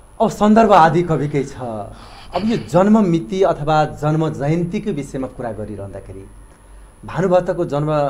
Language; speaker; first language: Nepali; native; Nepali